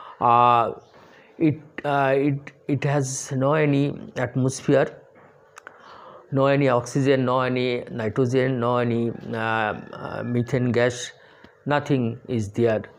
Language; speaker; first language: English; non-native, local second language; Bangla